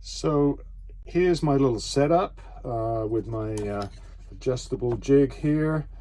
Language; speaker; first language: English; native; English